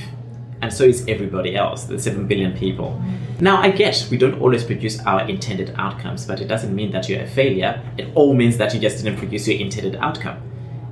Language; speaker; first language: English; native; English